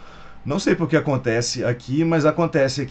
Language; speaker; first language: Portuguese; native; Portuguese